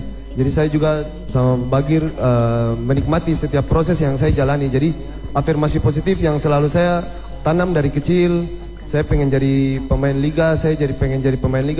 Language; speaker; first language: Indonesian; native; Indonesian